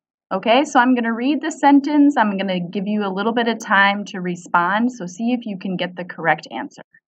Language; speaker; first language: English; native; English